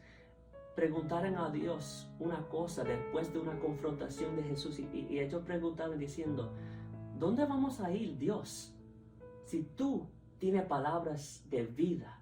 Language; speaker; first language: Spanish; early bilingual, heritage; Spanish